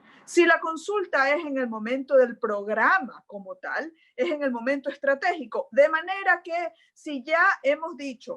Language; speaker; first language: Spanish; native; Spanish